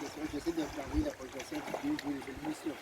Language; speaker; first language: French; native; French